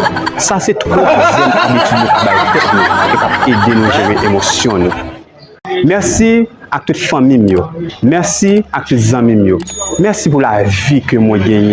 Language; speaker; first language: French; non-native, local second language; Haitian Creole